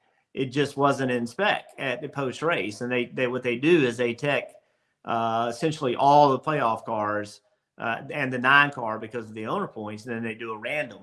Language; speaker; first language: English; native; English